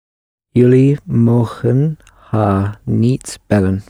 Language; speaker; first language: Dutch; non-native, learner; English